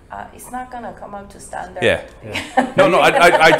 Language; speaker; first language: English; non-native, fluent; Spanish